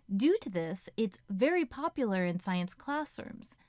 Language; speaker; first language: English; native; English